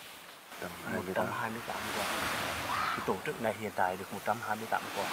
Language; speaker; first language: Vietnamese; native; Vietnamese